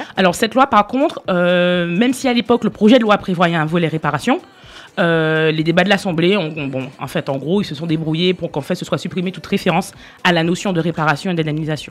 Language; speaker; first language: French; native; French